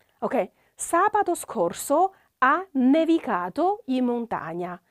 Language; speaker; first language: Italian; non-native, fluent; Chinese